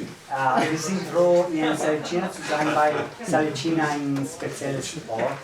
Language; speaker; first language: German; non-native, learner; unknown